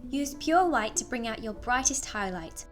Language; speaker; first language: English; native; English